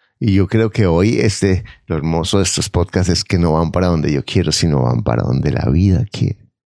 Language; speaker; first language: Spanish; native; Spanish